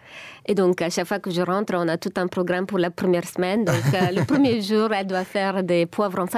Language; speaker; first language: French; non-native, fluent; Bulgarian